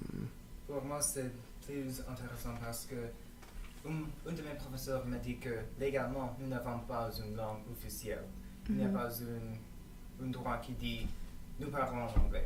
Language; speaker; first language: French; non-native, learner; English